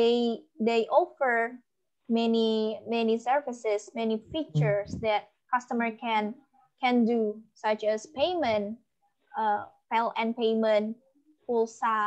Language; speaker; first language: English; non-native, learner; Indonesian